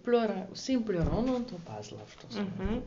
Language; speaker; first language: Greek; non-native, learner; German